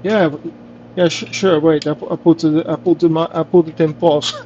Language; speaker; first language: English; non-native, fluent; Dutch